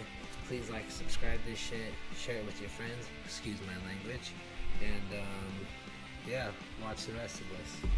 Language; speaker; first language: English; native; English